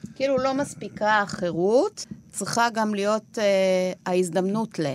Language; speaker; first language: Hebrew; non-native, fluent; Spanish